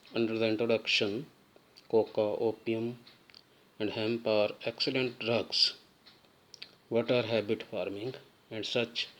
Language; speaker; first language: English; non-native, local second language; Punjabi